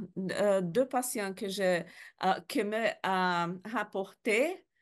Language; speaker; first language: French; non-native, learner; Portuguese